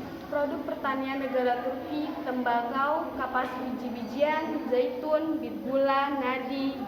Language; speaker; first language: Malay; non-native, local second language; Madurese